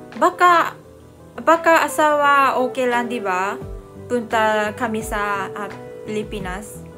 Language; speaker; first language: Filipino; non-native, learner; Japanese